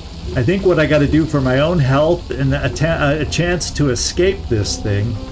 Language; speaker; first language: English; native; English